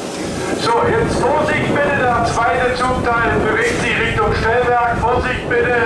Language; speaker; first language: German; native; German